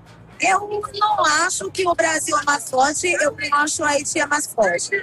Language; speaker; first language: Portuguese; non-native, learner; Haitian Creole